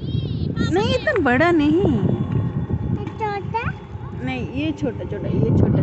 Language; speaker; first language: Hindi; non-native, local second language; Odia